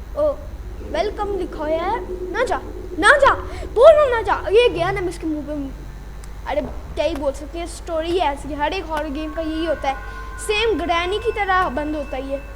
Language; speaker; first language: Urdu; native; Urdu